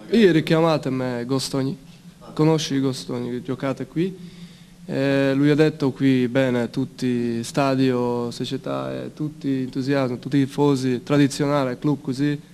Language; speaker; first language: Italian; non-native, learner; Hungarian